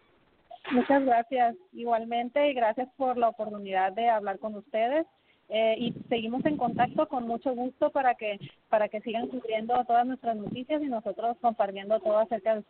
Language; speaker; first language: Spanish; native; Spanish